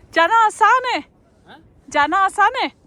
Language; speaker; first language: Hindi; non-native, local second language; Kannada